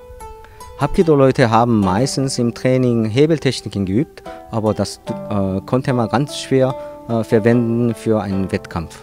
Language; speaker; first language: German; non-native, fluent; Korean